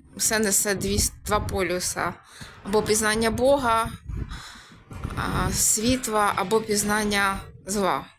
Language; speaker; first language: Ukrainian; native; Ukrainian